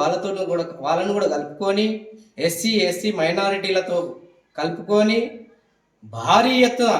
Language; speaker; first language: Telugu; native; Telugu